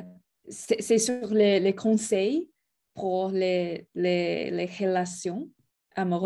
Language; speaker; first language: French; non-native, learner; Spanish